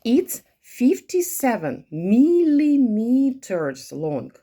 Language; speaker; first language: English; non-native, fluent; Ukrainian